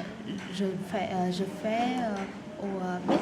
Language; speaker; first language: French; non-native, learner; Vietnamese